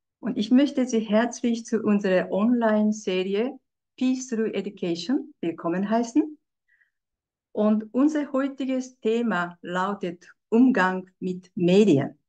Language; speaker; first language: German; non-native, fluent; Japanese